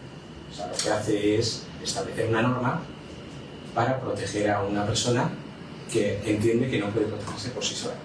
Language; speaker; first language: Spanish; native; Spanish